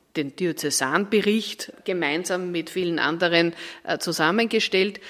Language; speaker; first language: German; native; German